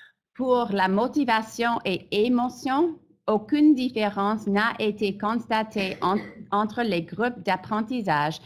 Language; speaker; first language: French; non-native, fluent; English